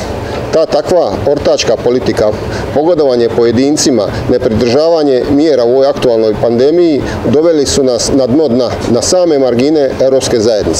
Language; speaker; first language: Serbian; native; Serbian